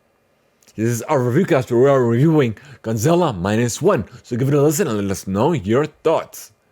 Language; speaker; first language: English; early bilingual, heritage; Arabic